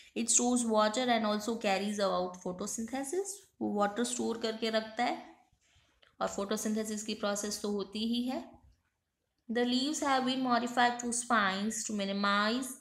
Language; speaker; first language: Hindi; non-native, local second language; Gujarati